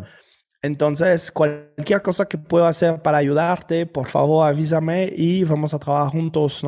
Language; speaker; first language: Spanish; non-native, fluent; French